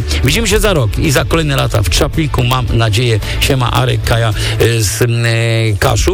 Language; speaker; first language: Polish; native; Polish